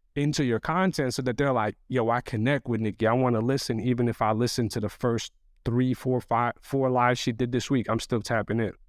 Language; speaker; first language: English; early bilingual, other home language; Arabic